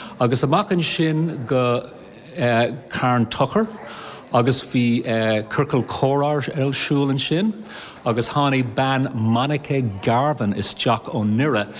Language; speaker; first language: Irish; non-native, learner; English